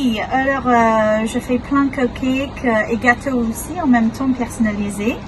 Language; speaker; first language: French; non-native, learner; English